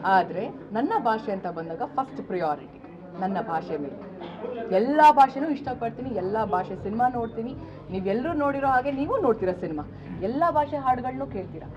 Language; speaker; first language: Kannada; native; Kannada